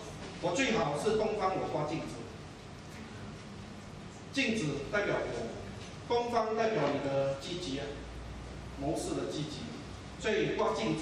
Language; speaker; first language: Chinese; native; Chinese